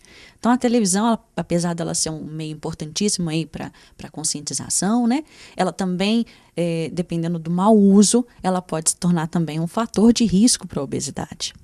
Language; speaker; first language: Portuguese; native; Portuguese